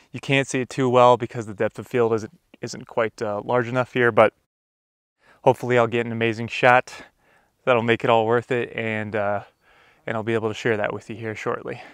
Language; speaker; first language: English; native; English